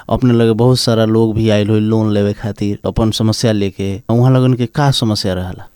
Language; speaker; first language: Bhojpuri; native; Bhojpuri